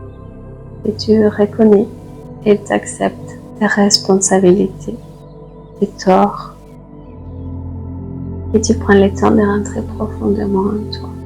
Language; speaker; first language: French; native; French